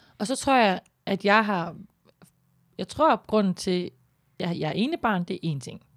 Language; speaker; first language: Danish; native; Danish